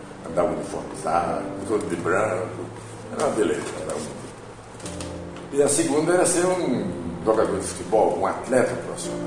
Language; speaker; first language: Portuguese; native; Portuguese